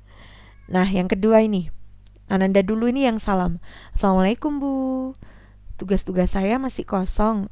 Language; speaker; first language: Indonesian; native; Indonesian